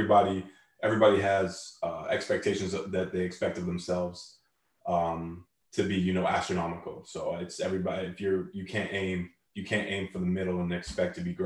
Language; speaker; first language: English; native; English